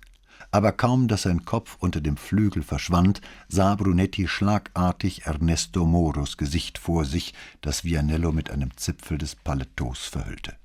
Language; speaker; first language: German; native; German